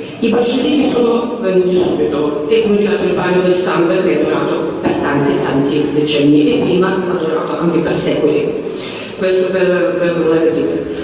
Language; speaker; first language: Italian; non-native, fluent; Ukrainian